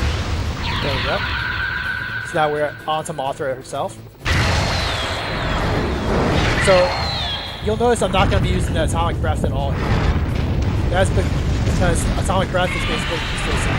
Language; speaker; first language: English; native; English